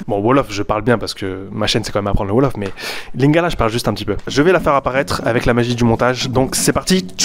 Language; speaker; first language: French; native; French